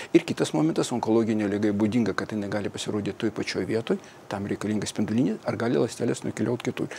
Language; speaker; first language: Lithuanian; non-native, fluent; Russian